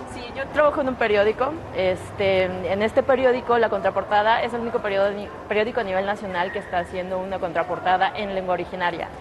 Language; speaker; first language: Spanish; non-native, local second language; Yucateco